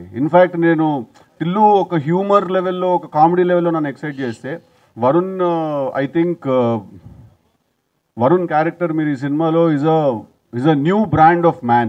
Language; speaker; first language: Telugu; native; Telugu